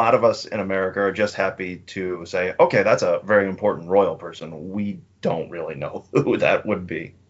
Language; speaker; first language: English; native; English